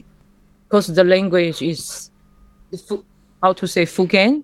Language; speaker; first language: English; non-native, learner; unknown